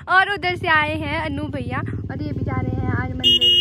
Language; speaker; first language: Hindi; native; Hindi